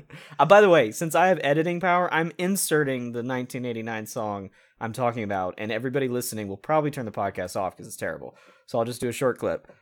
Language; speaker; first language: English; native; English